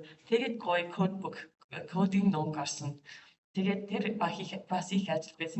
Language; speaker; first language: Mongolian; non-native, learner; English